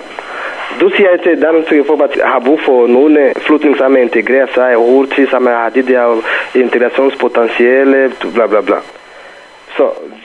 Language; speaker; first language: Danish; non-native, fluent; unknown